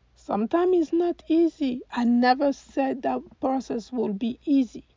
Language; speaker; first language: English; non-native, fluent; French